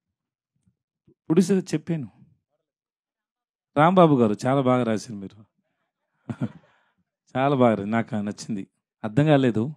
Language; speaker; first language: Telugu; non-native, learner; Tamil